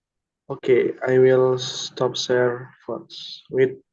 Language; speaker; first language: English; non-native, learner; Indonesian